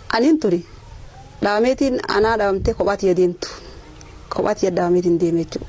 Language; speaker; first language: Oromo; native; Oromo